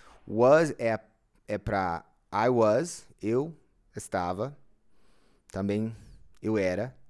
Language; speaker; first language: Portuguese; non-native, fluent; English